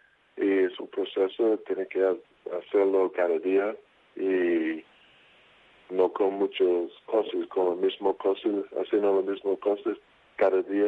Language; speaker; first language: Spanish; non-native, fluent; English